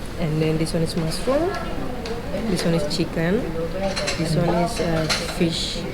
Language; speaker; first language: English; non-native, learner; Indonesian